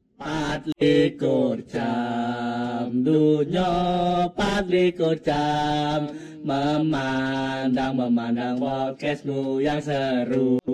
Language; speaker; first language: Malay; non-native, local second language; Javanese